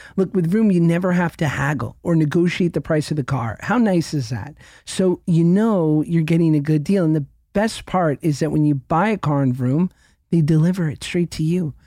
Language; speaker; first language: English; native; English